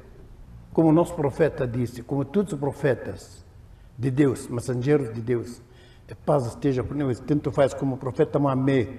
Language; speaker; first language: Portuguese; non-native, fluent; Arabic